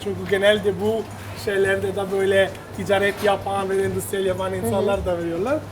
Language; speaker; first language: Turkish; non-native, learner; Italian